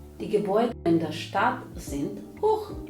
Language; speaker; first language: German; non-native, fluent; Ukrainian